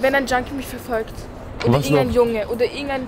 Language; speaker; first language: German; early bilingual, other home language; Persian